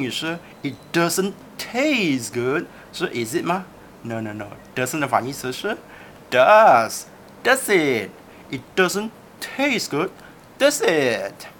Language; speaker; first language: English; non-native, local second language; Chinese